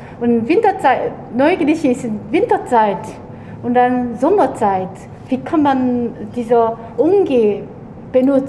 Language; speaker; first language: German; non-native, learner; Korean